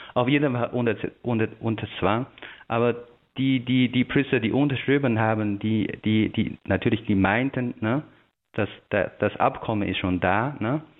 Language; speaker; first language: German; non-native, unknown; Chinese